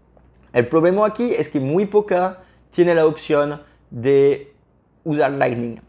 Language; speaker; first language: Spanish; non-native, fluent; French